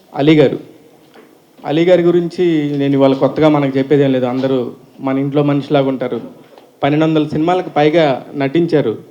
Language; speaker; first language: Telugu; native; Telugu